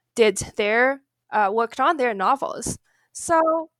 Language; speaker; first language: English; non-native, fluent; Chinese